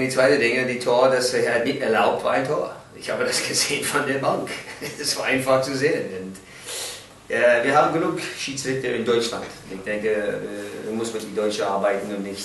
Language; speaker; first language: German; non-native, learner; English